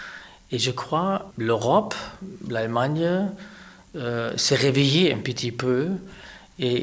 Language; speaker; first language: French; non-native, fluent; German